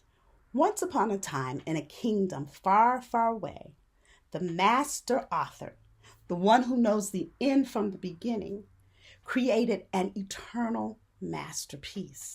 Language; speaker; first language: English; native; English